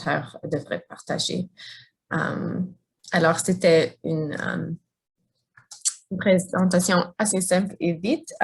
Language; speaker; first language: French; non-native, fluent; English